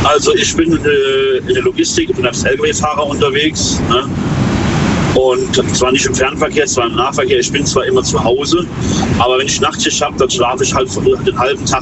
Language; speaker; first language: German; native; German